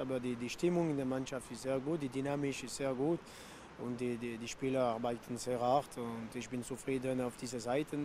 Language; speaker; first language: German; non-native, local second language; French